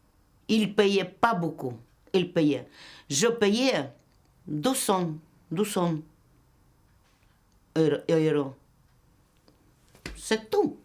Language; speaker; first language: French; non-native, learner; Russian